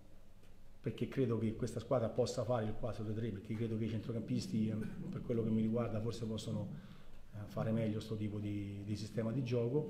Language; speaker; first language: Italian; native; Italian